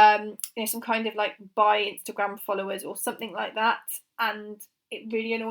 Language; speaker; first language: English; native; English